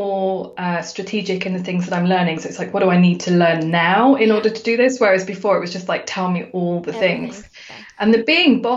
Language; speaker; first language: English; native; English